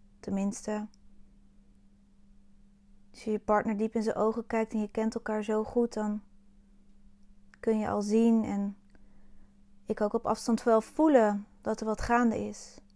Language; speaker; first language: Dutch; native; Dutch